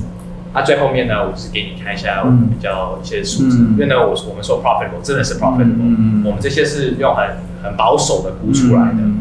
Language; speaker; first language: Chinese; native; Chinese